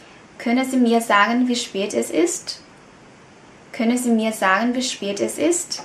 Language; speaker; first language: German; non-native, fluent; Vietnamese